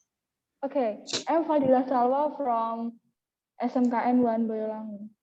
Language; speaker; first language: English; non-native, learner; Indonesian